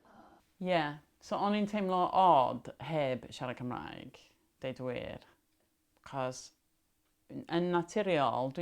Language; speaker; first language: Welsh; non-native, local second language; English